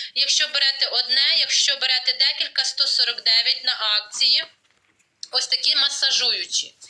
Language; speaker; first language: Ukrainian; native; Ukrainian